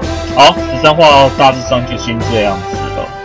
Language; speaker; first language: Chinese; native; Chinese